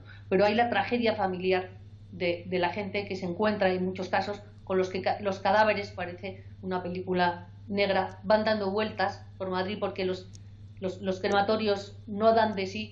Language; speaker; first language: Spanish; native; Spanish